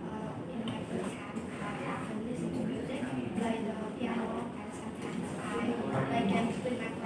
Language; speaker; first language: English; non-native, learner; Vietnamese